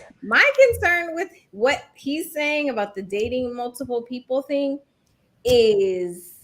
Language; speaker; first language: English; native; English